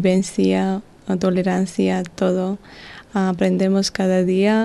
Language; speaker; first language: Spanish; non-native, learner; Georgian